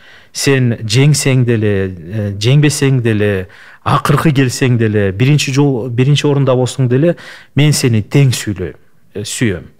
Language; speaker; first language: Kyrgyz; non-native, local second language; Russian